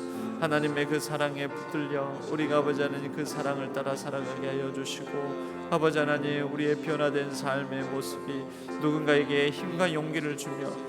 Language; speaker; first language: Korean; native; Korean